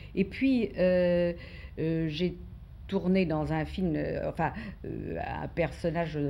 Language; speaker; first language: French; native; French